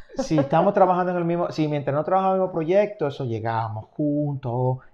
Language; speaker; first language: Spanish; native; Spanish